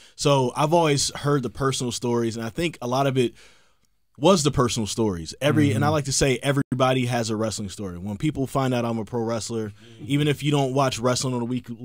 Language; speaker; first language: English; native; English